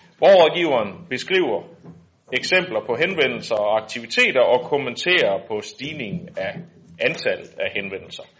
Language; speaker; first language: Danish; native; Danish